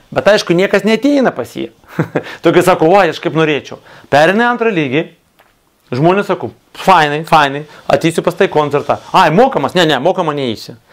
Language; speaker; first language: Lithuanian; non-native, local second language; Russian